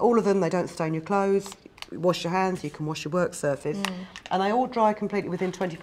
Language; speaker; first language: English; native; English